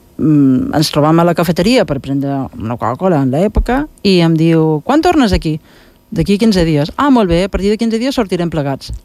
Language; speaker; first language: Catalan; native; Catalan